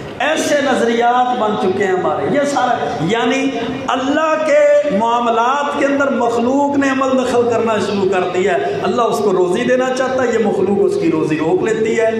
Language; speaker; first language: Urdu; non-native, local second language; Punjabi